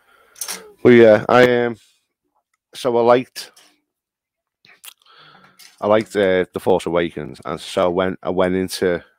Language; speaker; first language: English; native; English